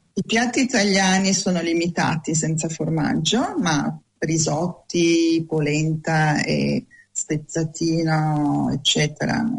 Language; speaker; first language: Italian; native; Italian